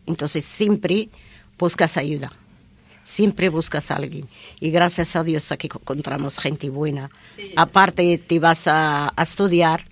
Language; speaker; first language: Spanish; non-native, learner; Arabic